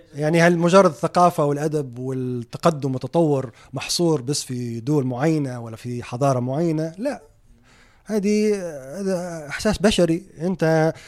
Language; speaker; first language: Arabic; native; Arabic